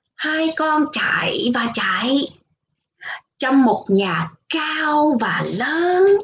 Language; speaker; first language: Vietnamese; early bilingual, heritage; Vietnamese